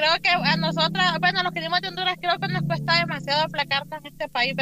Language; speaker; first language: Spanish; native; Spanish